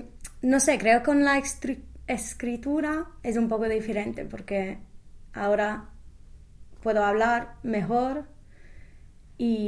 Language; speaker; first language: Spanish; non-native, fluent; English